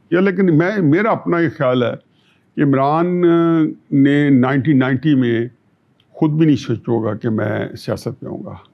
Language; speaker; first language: Urdu; non-native, local second language; Punjabi